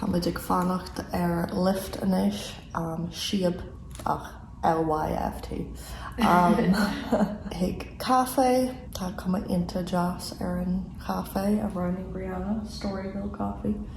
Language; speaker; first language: Irish; non-native, learner; English